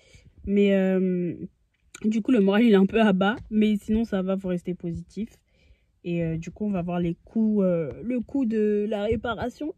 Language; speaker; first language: French; native; French